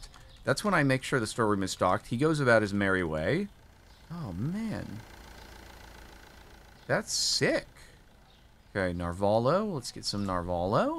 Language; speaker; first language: English; native; English